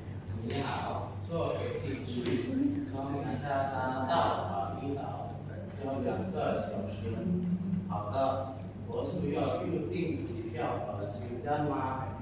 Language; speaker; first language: Chinese; non-native, learner; Indonesian